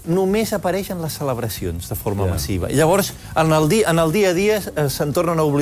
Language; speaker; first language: Catalan; non-native, local second language; Spanish